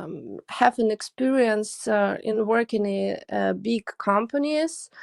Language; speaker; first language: English; non-native, learner; Russian